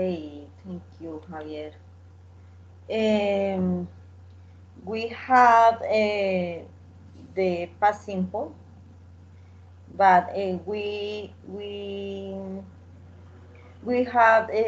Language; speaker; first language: English; non-native, learner; Spanish